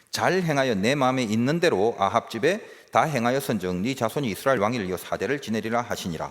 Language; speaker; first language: Korean; native; Korean